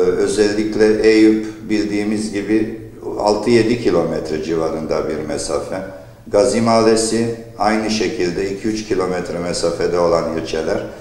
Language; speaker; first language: Turkish; early bilingual, heritage; Turkish